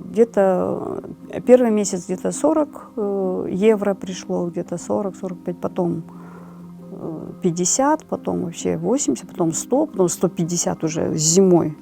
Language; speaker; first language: Russian; non-native, local second language; Kyrgyz